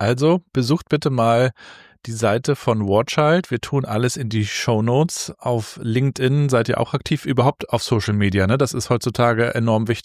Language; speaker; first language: German; native; German